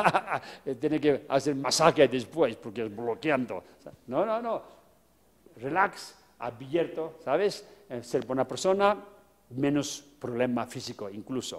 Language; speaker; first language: Spanish; non-native, fluent; Tibetan